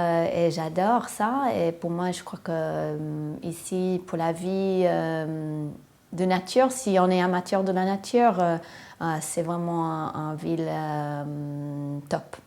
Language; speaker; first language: French; non-native, fluent; English